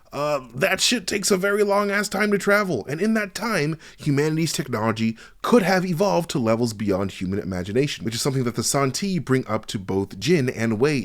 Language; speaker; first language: English; native; English